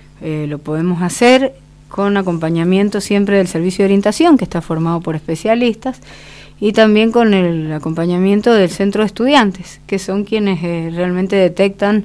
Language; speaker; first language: Spanish; native; Spanish